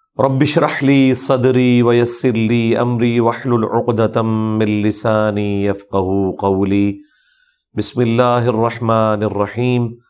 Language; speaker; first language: Urdu; non-native, local second language; Punjabi